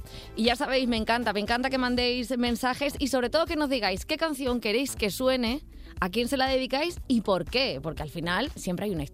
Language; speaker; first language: Spanish; native; Spanish